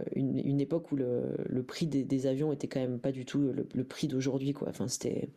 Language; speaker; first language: French; native; French